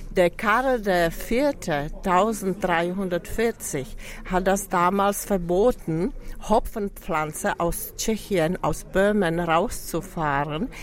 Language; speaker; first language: German; non-native, fluent; Czech